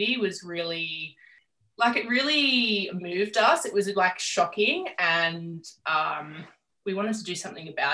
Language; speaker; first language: English; native; English